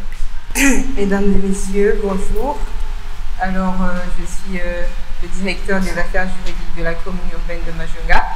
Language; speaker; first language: French; non-native, local second language; Malagasy